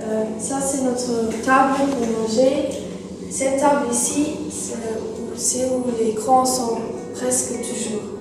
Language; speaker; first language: French; non-native, local second language; Luxembourgish